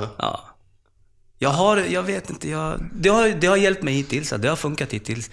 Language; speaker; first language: Swedish; early bilingual, other home language; Arabic